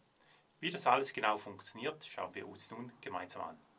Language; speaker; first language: German; native; German